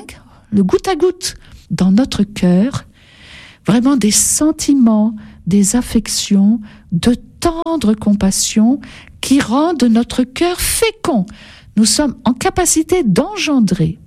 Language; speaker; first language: French; native; French